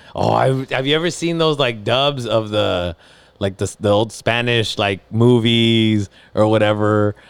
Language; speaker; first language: English; early bilingual, other home language; Spanish